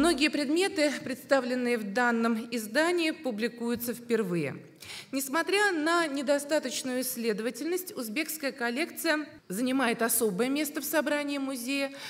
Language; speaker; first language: Russian; native; Russian